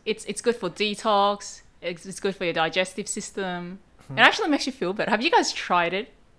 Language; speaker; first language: English; early bilingual, other home language; Cantonese